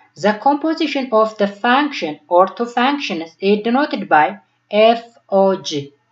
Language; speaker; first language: English; non-native, local second language; Amharic